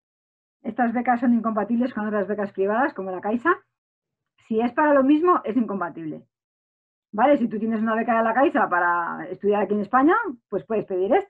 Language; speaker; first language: Spanish; native; Spanish